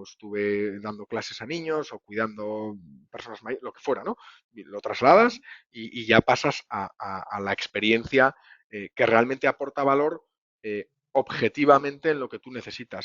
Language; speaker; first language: Spanish; native; Spanish